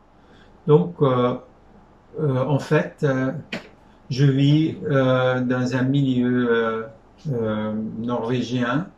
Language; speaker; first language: French; non-native, fluent; Hungarian